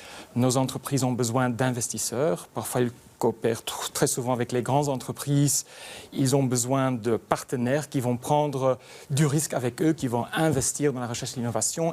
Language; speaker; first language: French; native; French